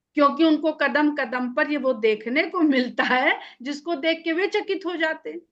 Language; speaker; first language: Hindi; native; Hindi